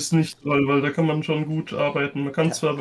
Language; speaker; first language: German; native; German